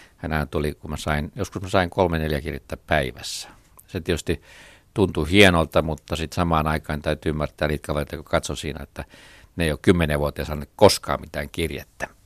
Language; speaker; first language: Finnish; native; Finnish